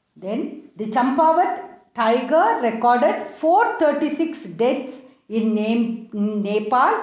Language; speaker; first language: English; non-native, local second language; Tamil